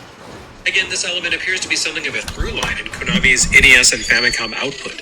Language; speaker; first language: English; native; English